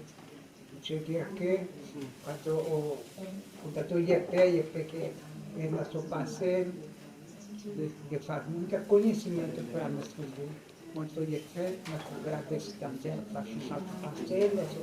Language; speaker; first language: Portuguese; non-native, local second language; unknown